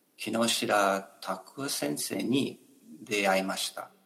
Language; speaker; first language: Japanese; non-native, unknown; English